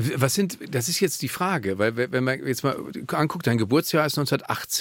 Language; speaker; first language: German; native; German